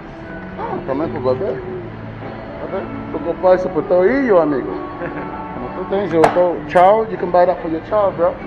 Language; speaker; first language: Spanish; non-native, learner; English